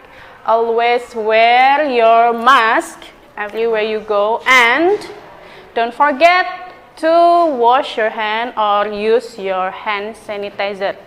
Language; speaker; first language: English; non-native, learner; Indonesian